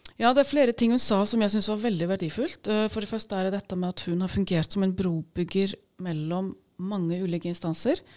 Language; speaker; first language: Norwegian; native; Norwegian